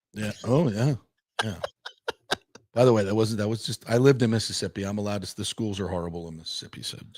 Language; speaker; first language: English; native; English